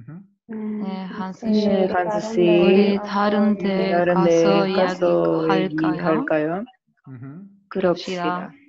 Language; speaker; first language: Korean; non-native, learner; Spanish